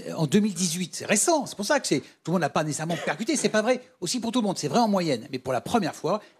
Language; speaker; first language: French; native; French